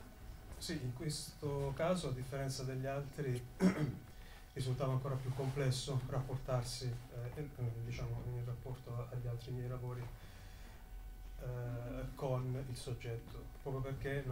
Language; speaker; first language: Italian; native; Italian